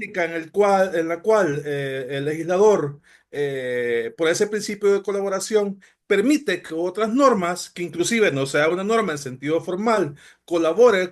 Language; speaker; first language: Spanish; native; Spanish